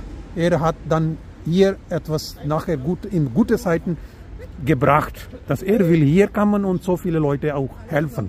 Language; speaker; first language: German; non-native, learner; Urdu